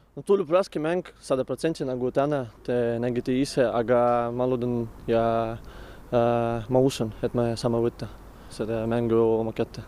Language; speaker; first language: Estonian; non-native, local second language; Russian